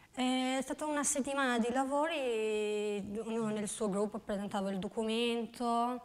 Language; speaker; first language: Italian; non-native, fluent; Albanian